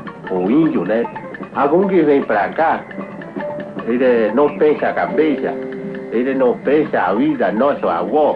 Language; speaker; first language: Portuguese; non-native, local second language; Kayapó